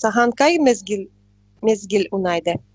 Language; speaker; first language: Kazakh; non-native, learner; Russian